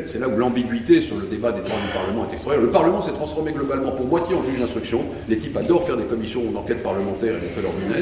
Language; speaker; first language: French; native; French